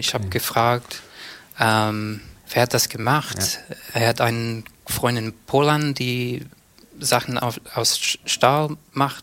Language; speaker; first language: German; non-native, learner; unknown